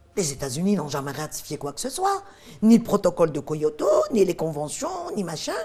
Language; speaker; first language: French; non-native, local second language; Arabic